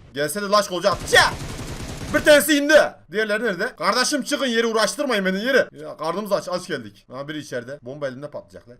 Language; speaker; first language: Turkish; native; Turkish